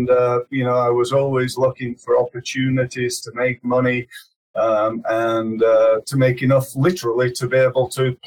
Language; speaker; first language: English; native; English